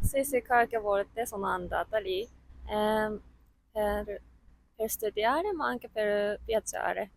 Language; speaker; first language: Italian; non-native, learner; Japanese